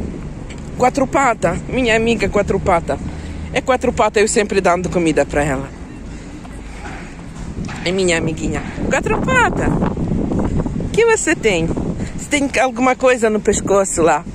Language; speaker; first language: Portuguese; non-native, fluent; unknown